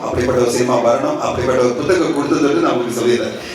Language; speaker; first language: Tamil; native; Tamil